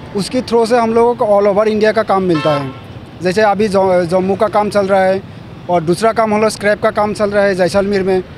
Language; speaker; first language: Hindi; non-native, local second language; Assamese